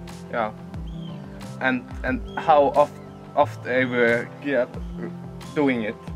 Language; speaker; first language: English; non-native, learner; Icelandic